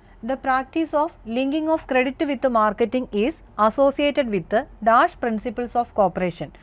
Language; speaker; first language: English; non-native, local second language; Malayalam